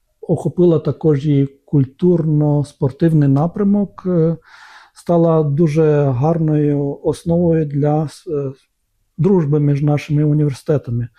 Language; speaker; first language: Ukrainian; non-native, local second language; Romanian